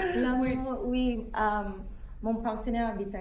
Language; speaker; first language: French; non-native, fluent; English